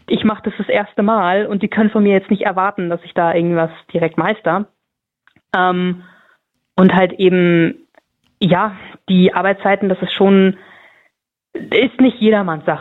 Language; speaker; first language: German; native; German